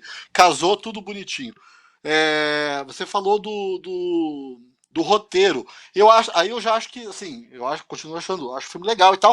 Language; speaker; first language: Portuguese; native; Portuguese